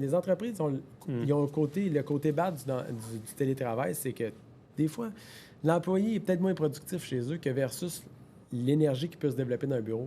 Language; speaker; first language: French; native; French